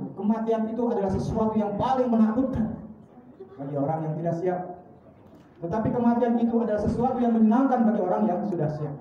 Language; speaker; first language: Indonesian; native; Indonesian